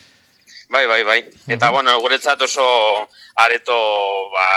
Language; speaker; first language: Basque; non-native, local second language; Spanish